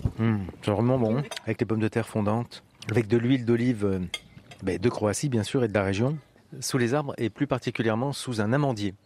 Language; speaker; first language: French; native; French